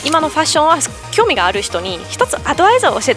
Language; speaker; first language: Japanese; non-native, fluent; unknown